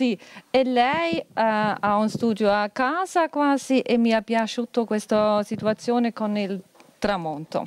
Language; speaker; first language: Italian; non-native, fluent; German